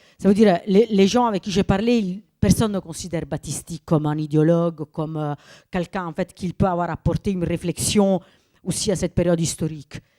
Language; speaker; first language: French; non-native, fluent; Italian